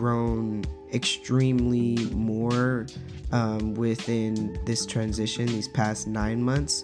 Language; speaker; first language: English; native; English